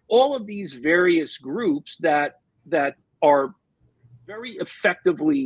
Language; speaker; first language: English; native; English